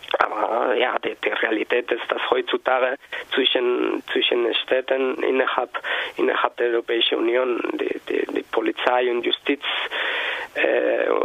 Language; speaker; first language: German; non-native, learner; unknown